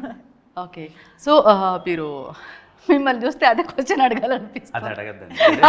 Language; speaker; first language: Telugu; native; Telugu